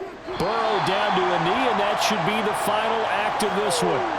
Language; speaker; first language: English; native; English